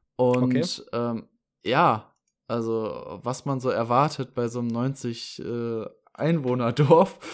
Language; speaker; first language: German; native; German